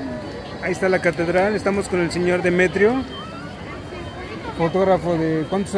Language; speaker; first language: Spanish; native; Spanish